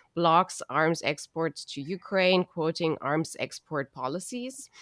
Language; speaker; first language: English; non-native, fluent; German